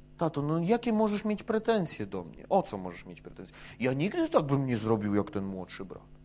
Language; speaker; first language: Polish; non-native, fluent; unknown